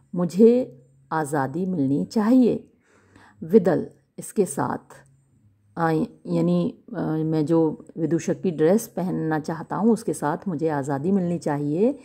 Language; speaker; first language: Hindi; native; Hindi